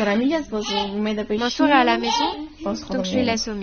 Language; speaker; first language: French; non-native, fluent; Persian